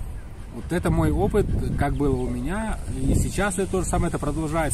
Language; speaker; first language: Russian; native; Russian